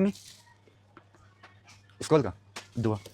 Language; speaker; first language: Russian; non-native, learner; Tamil